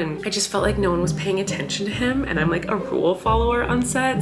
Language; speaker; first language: English; native; English